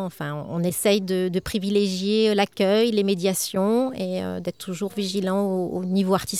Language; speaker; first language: French; native; French